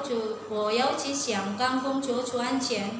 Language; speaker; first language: Chinese; non-native, learner; Indonesian